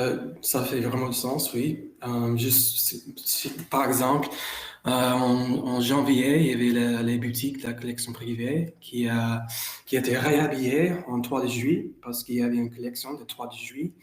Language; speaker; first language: French; non-native, fluent; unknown